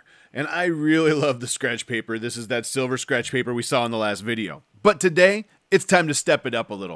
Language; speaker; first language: English; native; English